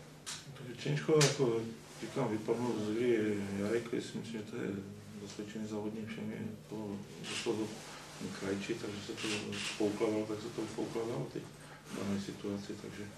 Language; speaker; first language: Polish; non-native, learner; Czech